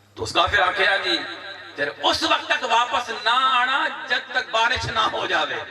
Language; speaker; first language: Urdu; non-native, local second language; Pashto